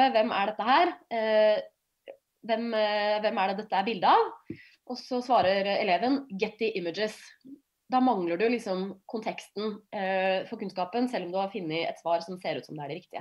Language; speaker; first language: Norwegian; native; Norwegian